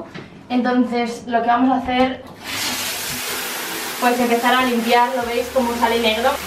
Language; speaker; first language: Spanish; native; Spanish